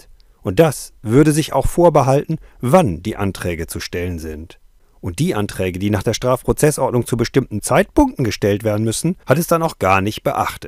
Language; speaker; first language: German; native; German